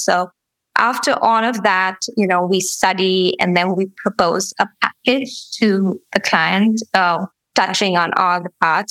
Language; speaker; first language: English; non-native, local second language; Gujarati